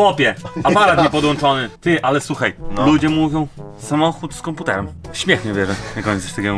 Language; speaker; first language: Polish; native; Polish